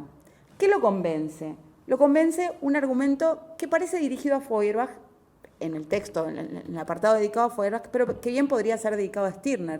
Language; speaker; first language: Spanish; native; Spanish